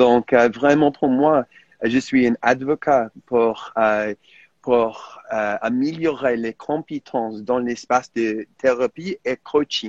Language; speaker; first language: French; non-native, fluent; English